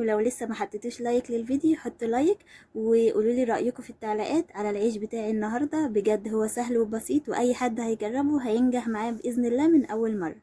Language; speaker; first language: Arabic; native; Arabic